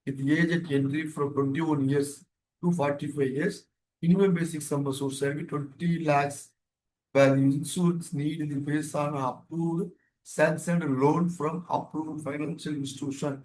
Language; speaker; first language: English; non-native, local second language; Tamil